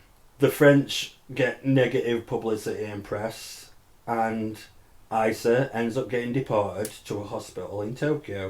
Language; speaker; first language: English; native; English